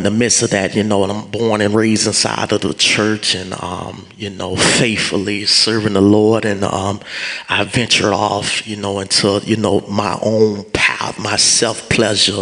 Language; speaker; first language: English; native; English